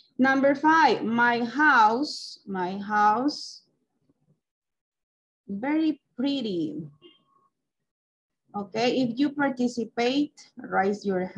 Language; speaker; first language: English; non-native, local second language; Spanish